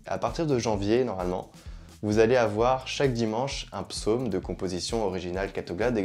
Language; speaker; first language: French; native; French